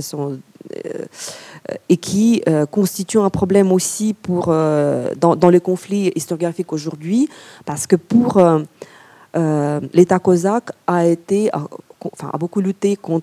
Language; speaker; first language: French; non-native, fluent; Ukrainian